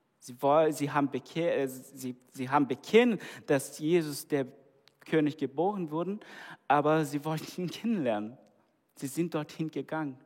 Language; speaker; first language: German; non-native, fluent; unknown